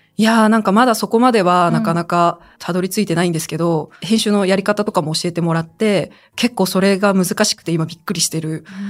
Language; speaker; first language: Japanese; early bilingual, other home language; Chinese